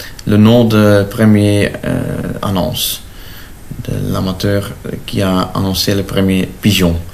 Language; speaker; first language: French; non-native, local second language; Dutch